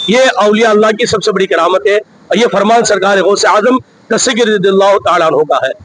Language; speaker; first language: Urdu; native; Urdu